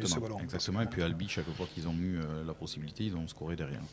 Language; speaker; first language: French; native; French